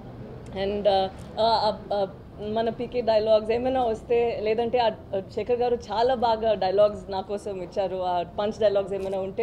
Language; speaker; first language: Telugu; non-native, fluent; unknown